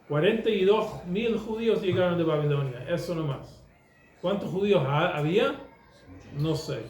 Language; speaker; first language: Spanish; non-native, fluent; English